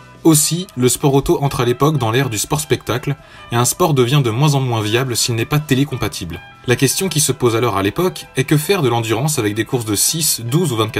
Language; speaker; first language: French; native; French